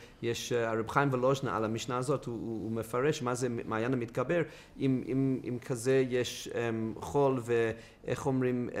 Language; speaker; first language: Hebrew; non-native, fluent; English